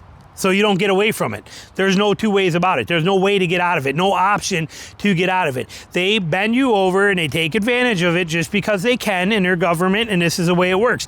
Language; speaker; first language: English; native; English